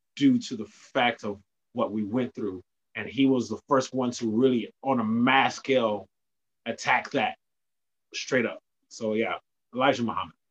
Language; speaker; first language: English; native; English